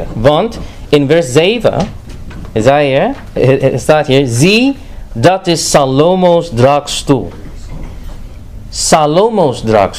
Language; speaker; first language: Dutch; non-native, fluent; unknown